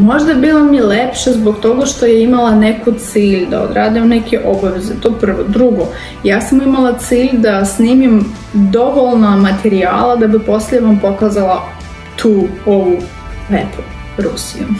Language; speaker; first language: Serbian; non-native, learner; Russian